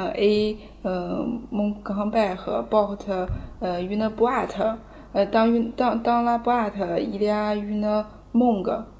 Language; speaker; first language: French; non-native, learner; Chinese